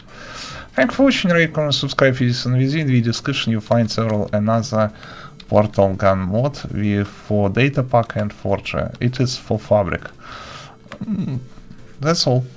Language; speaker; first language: English; non-native, learner; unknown